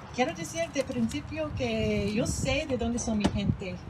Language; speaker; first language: Spanish; non-native, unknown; English